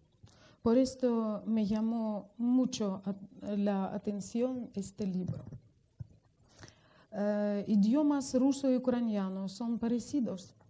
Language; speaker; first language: Spanish; non-native, fluent; Russian